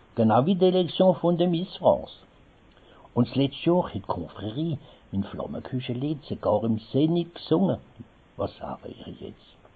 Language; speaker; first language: German; non-native, local second language; Swiss German